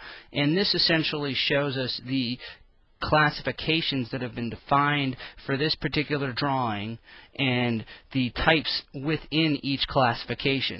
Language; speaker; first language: English; native; English